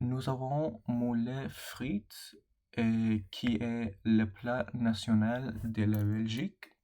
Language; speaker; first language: French; non-native, learner; English